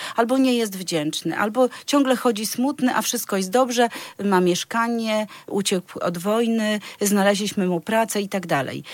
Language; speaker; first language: Polish; native; Polish